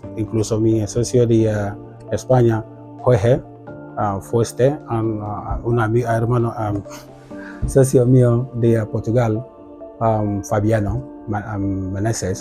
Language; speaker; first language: Spanish; non-native, fluent; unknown